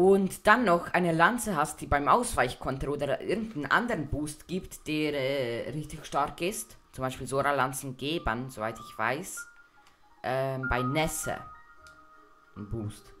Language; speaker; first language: German; native; German